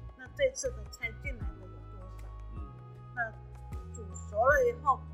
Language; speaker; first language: Chinese; non-native, local second language; Amis